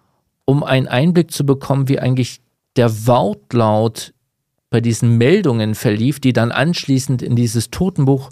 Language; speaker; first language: German; native; German